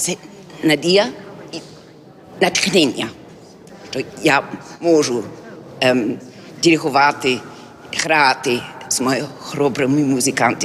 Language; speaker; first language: Ukrainian; non-native, learner; English